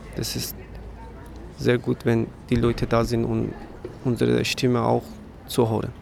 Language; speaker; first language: German; non-native, learner; Persian